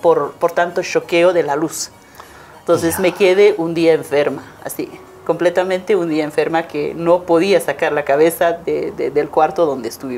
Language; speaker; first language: Spanish; non-native, local second language; Aymara